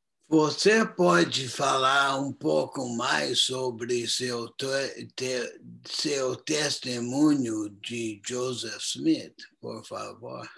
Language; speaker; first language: Portuguese; non-native, fluent; English